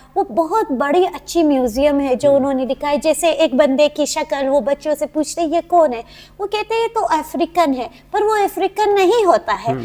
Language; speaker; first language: Urdu; non-native, local second language; Hazaragi